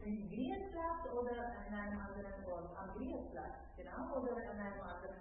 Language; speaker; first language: German; non-native, fluent; Italian